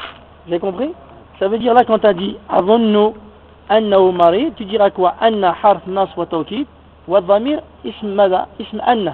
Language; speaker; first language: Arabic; non-native, fluent; French